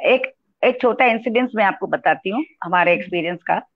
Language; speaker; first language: Hindi; non-native, local second language; Gujarati